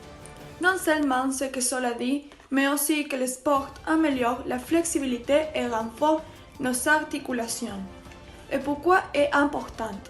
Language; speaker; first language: French; non-native, learner; Spanish